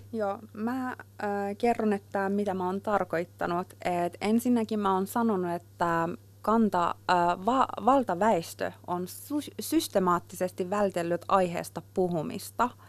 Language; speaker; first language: Finnish; non-native, fluent; Persian